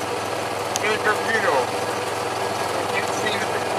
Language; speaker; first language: English; native; English